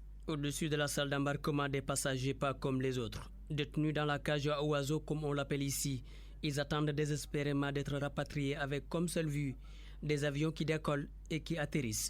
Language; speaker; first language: French; native; French